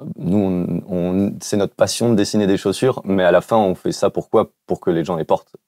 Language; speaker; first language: French; native; French